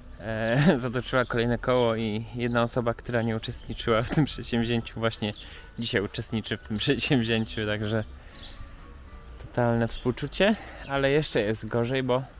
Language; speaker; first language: Polish; native; Polish